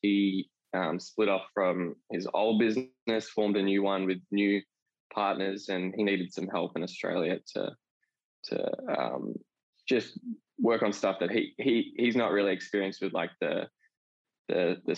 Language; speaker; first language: English; native; English